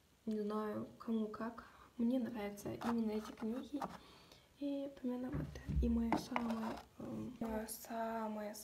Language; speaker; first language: Russian; non-native, local second language; Kazakh